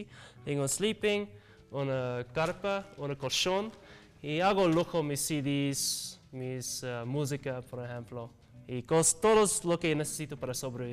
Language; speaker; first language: Spanish; non-native, learner; English